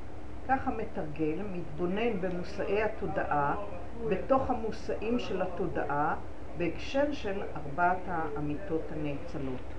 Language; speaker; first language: Hebrew; native; Hebrew